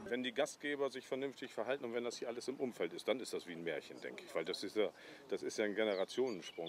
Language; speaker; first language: German; native; German